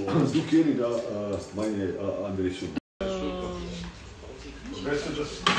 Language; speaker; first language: German; non-native, learner; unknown